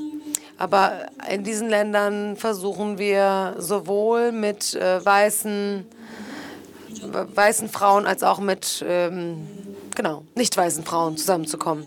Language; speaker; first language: German; non-native, fluent; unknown